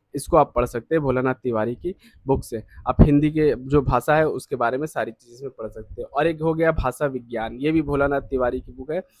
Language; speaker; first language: Hindi; native; Hindi